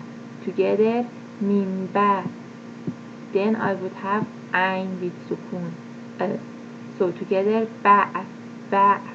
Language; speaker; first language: English; non-native, fluent; Persian